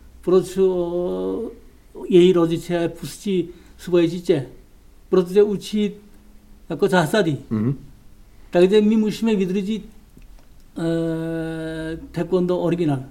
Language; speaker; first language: Czech; non-native, learner; Korean